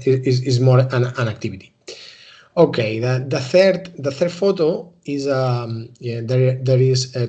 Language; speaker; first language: English; non-native, learner; Spanish